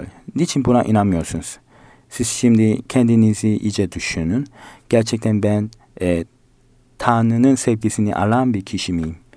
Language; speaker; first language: Turkish; non-native, learner; Korean